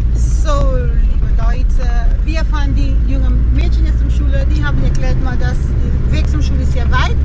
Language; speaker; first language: German; non-native, fluent; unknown